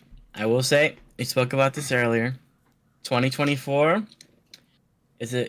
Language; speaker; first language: English; native; English